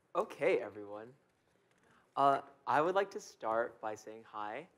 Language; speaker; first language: English; native; English